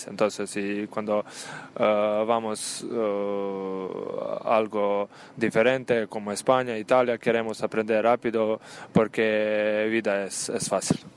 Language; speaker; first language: Spanish; non-native, learner; Serbian